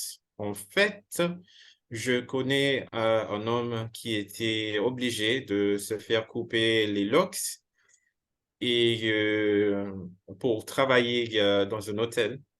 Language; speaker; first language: French; non-native, fluent; English